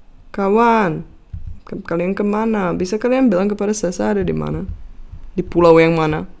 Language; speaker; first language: Indonesian; non-native, fluent; Czech